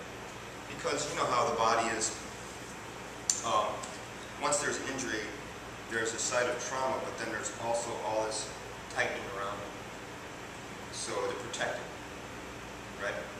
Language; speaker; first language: English; native; English